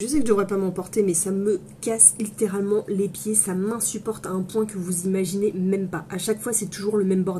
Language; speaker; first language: French; native; French